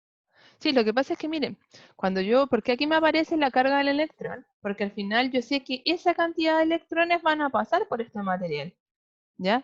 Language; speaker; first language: Spanish; native; Spanish